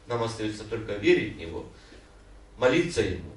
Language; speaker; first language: Russian; non-native, local second language; Ukrainian